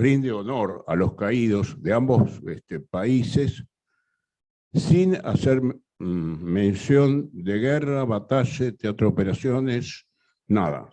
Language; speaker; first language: Spanish; native; Spanish